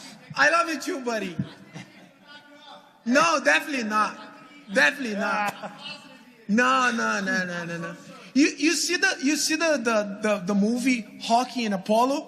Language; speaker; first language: English; non-native, learner; Portuguese